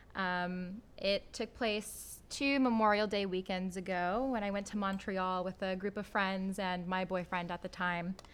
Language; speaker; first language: English; native; English